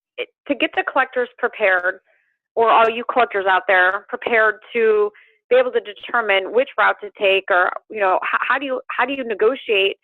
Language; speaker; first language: English; native; English